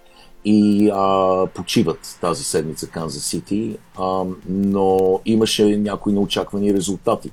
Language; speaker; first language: Bulgarian; native; Bulgarian